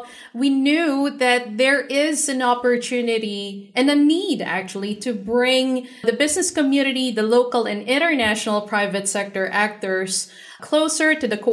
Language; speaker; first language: English; non-native, local second language; Filipino